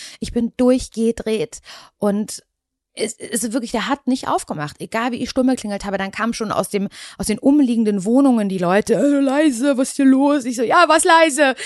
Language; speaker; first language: German; native; German